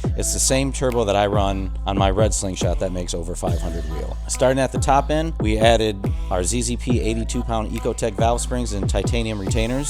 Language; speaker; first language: English; native; English